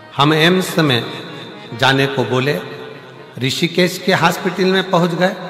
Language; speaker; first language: Hindi; native; Hindi